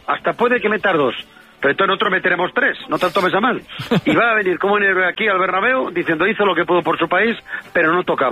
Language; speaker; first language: Spanish; native; Spanish